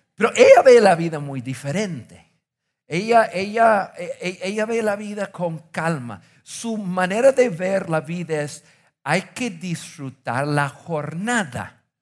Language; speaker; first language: Spanish; non-native, fluent; English